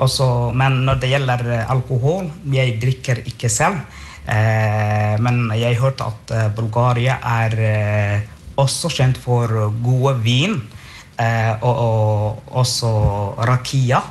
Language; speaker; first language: Norwegian; non-native, fluent; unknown